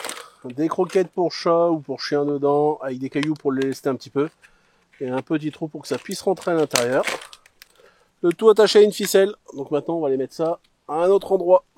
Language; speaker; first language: French; native; French